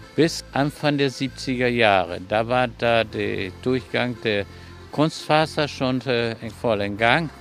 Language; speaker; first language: German; non-native, fluent; Spanish